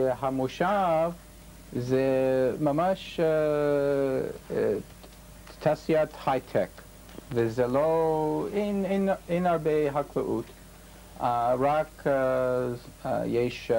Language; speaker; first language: Hebrew; non-native, learner; English